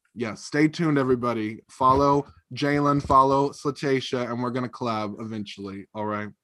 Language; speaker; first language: English; native; English